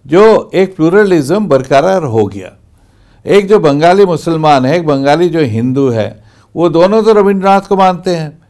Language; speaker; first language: Hindi; non-native, local second language; Bangla